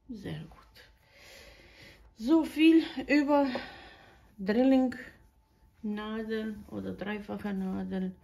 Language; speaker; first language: German; non-native, fluent; Croatian